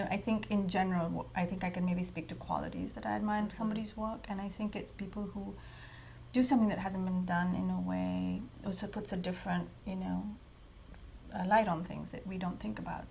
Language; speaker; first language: English; non-native, local second language; Hindi